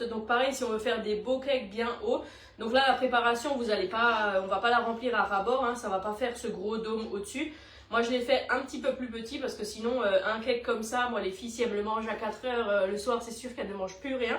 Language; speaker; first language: French; native; French